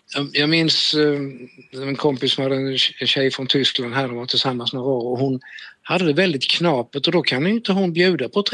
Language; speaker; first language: Swedish; native; Swedish